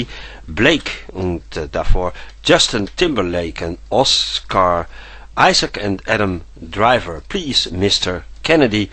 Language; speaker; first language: German; non-native, fluent; Dutch